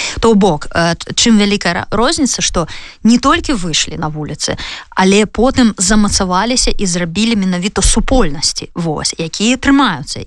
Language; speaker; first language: Belarusian; non-native, local second language; Russian